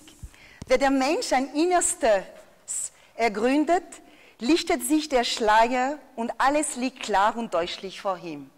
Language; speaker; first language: German; non-native, fluent; French